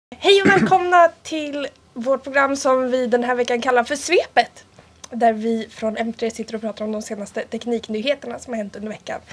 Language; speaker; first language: Swedish; early bilingual, other home language; Italian